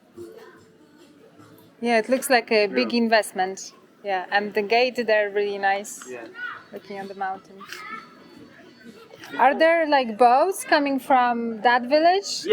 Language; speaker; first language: English; non-native, fluent; Polish